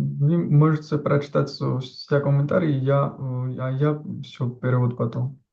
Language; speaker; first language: Russian; non-native, fluent; Georgian